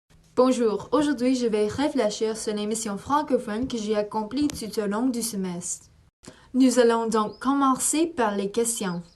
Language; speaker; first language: French; non-native, learner; English